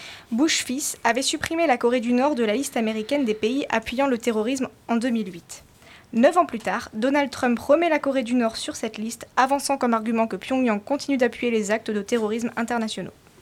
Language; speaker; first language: French; native; French